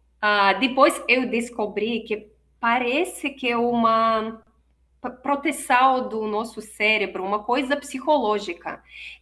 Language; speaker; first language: Portuguese; non-native, fluent; Russian